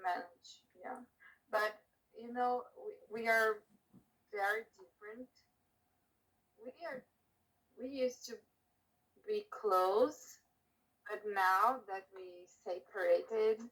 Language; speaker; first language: English; non-native, learner; Portuguese